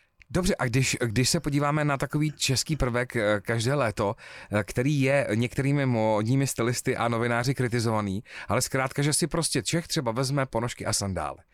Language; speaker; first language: Czech; native; Czech